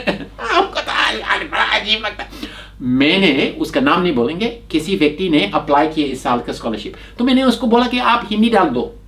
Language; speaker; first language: Hindi; non-native, fluent; English